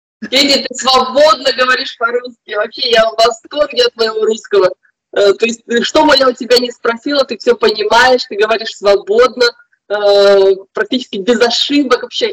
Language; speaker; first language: Russian; native; Russian